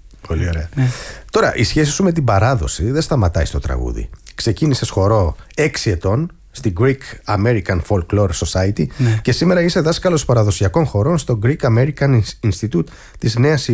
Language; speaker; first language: Greek; native; Greek